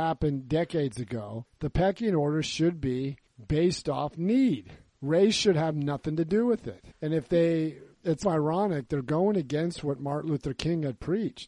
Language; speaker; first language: English; native; English